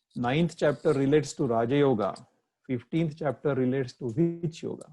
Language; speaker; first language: English; non-native, local second language; Marathi